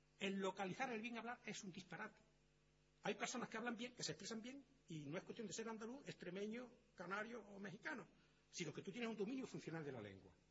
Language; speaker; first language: Spanish; native; Spanish